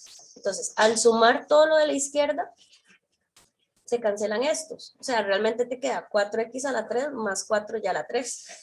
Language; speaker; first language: Spanish; native; Spanish